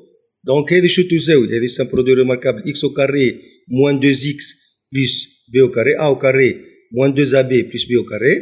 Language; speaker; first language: French; non-native, local second language; Arabic